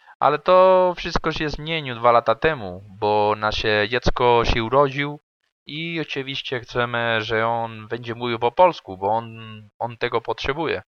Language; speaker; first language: Polish; non-native, learner; Spanish